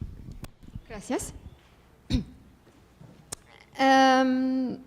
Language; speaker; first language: Spanish; non-native, fluent; Dutch